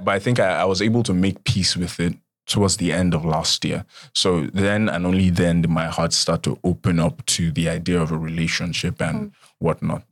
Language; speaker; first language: English; non-native, local second language; Yoruba